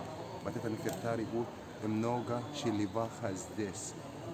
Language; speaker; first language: Russian; non-native, learner; Arabic